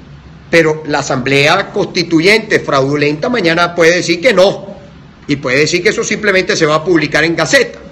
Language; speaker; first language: Spanish; native; Spanish